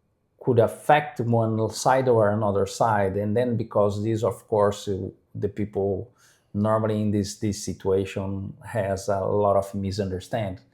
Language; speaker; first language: English; non-native, fluent; Portuguese